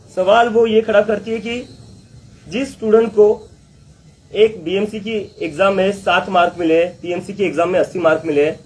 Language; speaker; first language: Hindi; non-native, local second language; Marathi